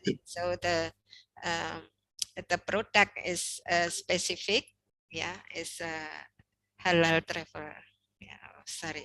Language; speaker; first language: English; non-native, learner; Indonesian